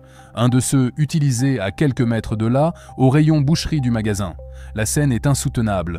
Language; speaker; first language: French; native; French